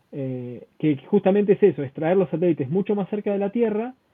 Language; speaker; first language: Spanish; native; Spanish